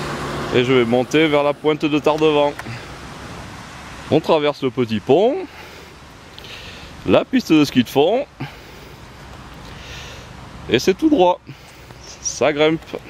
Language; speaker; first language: French; native; French